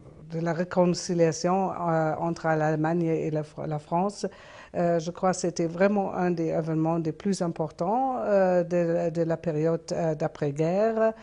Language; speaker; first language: French; non-native, fluent; German